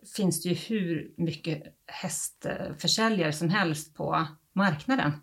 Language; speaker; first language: Swedish; native; Swedish